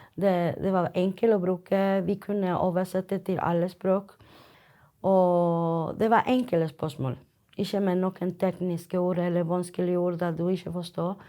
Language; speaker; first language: Norwegian; non-native, fluent; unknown